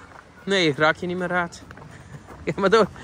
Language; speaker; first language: Dutch; native; Dutch